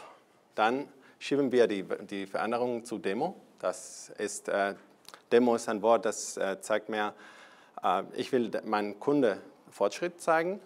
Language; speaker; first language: German; non-native, fluent; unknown